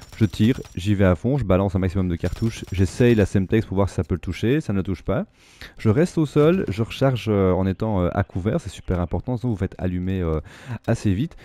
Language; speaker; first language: French; native; French